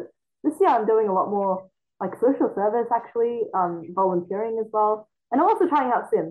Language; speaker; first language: English; non-native, fluent; Chinese